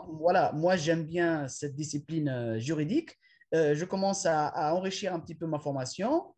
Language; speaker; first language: French; non-native, local second language; Arabic